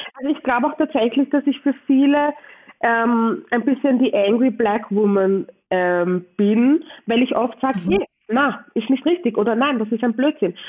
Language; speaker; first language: German; native; German